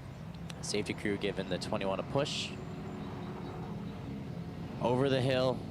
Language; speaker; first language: English; native; English